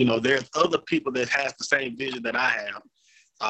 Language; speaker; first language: English; native; English